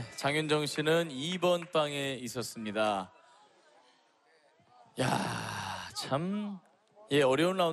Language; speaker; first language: Korean; native; Korean